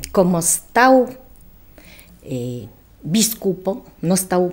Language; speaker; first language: Spanish; non-native, learner; Polish